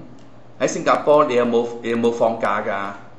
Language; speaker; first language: Cantonese; native; Cantonese